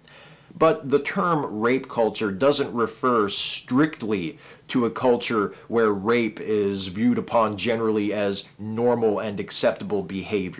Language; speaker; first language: English; native; English